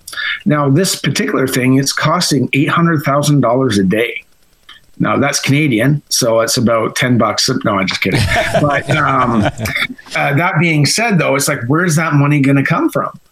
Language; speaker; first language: English; native; English